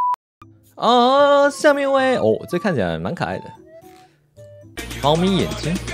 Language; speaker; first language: Chinese; native; Chinese